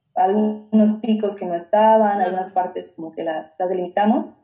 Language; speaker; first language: Spanish; native; Spanish